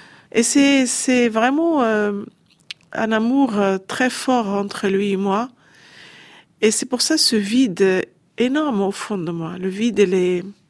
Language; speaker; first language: French; non-native, fluent; Arabic